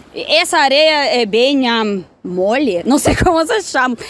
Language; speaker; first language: Portuguese; non-native, fluent; Russian